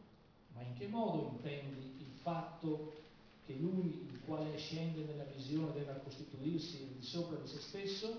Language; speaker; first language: Italian; native; Italian